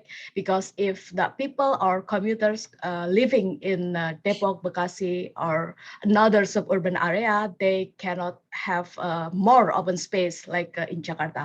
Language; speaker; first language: English; non-native, fluent; Indonesian